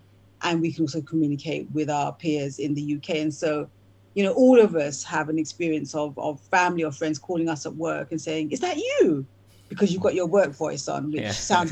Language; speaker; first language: English; native; English